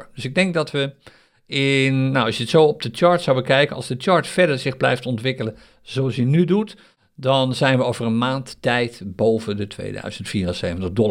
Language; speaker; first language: Dutch; native; Dutch